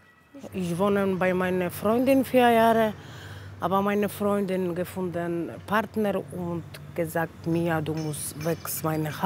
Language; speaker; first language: German; non-native, learner; Polish